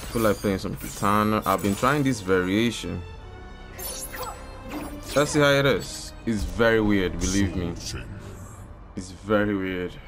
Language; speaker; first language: English; native; English